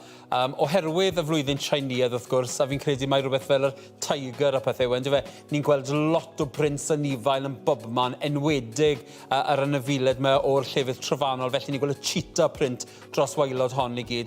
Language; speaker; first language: Welsh; native; Welsh